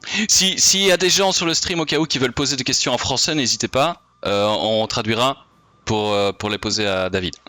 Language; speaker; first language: French; native; French